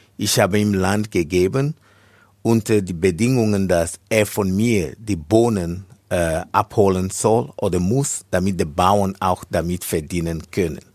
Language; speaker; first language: German; non-native, fluent; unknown